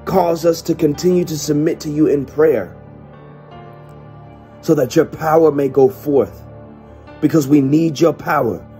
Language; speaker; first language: English; native; English